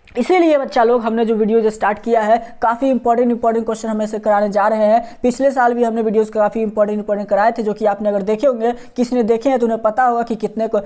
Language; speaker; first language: Hindi; native; Hindi